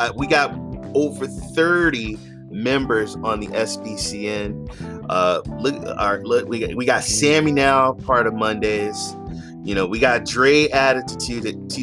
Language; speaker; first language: English; native; English